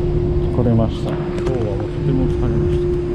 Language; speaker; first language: Japanese; native; Japanese